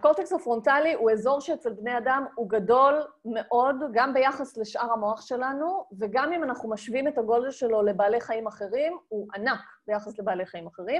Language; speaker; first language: Hebrew; native; Hebrew